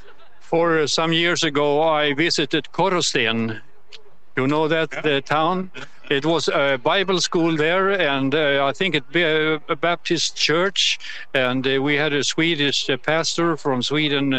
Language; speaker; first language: English; non-native, learner; Swedish